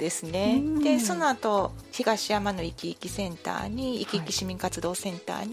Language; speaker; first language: Japanese; native; Japanese